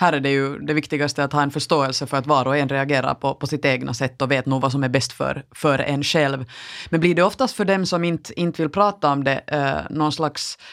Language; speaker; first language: Swedish; native; Swedish